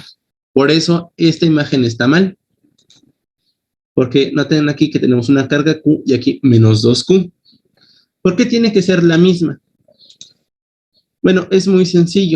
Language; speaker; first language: Spanish; native; Spanish